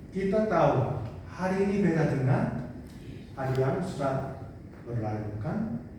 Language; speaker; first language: Indonesian; non-native, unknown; Korean